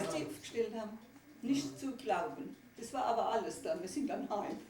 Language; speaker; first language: German; native; German